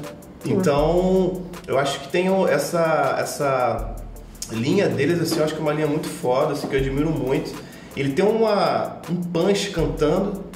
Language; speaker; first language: Portuguese; native; Portuguese